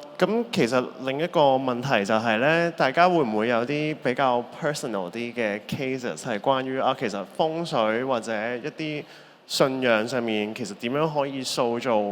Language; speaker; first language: Cantonese; native; Cantonese